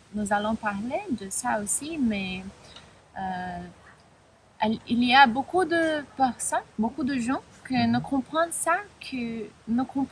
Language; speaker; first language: French; non-native, learner; Spanish